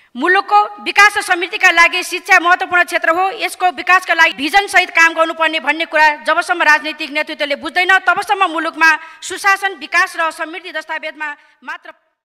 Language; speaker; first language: Nepali; native; Nepali